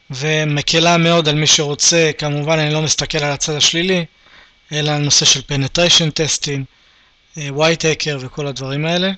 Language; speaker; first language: Hebrew; native; Hebrew